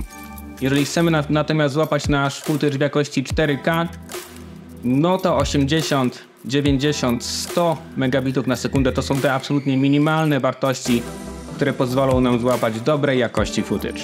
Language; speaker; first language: Polish; native; Polish